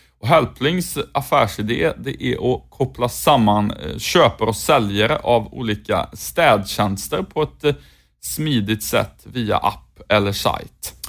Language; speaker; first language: Swedish; native; Swedish